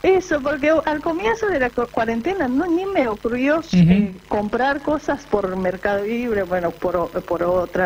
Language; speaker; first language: Spanish; non-native, fluent; Japanese